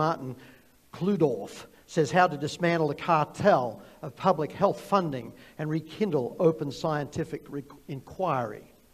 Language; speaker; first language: English; native; English